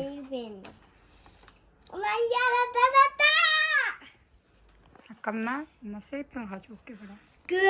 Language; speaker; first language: Korean; native; Korean